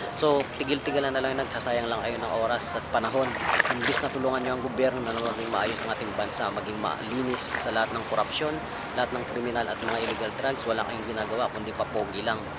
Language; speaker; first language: Filipino; native; Filipino